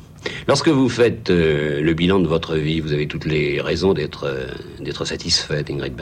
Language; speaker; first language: French; native; French